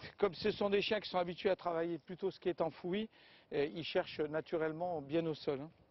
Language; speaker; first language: French; native; French